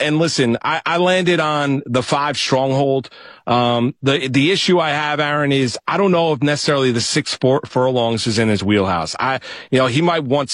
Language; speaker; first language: English; native; English